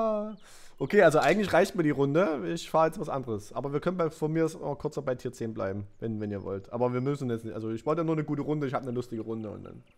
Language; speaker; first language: German; native; German